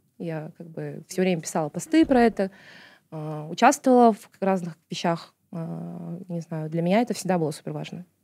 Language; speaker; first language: Russian; non-native, local second language; Kazakh